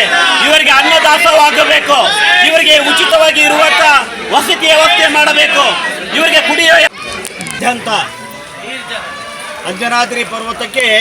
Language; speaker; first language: Kannada; native; Kannada